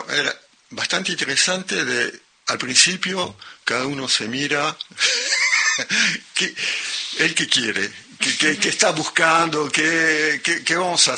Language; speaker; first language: Spanish; non-native, local second language; French